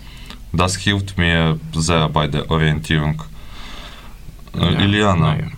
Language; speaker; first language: German; non-native, learner; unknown